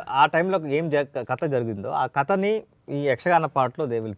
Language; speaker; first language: Telugu; non-native, learner; Kannada